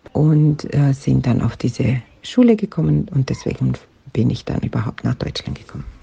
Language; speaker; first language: German; non-native, fluent; Romanian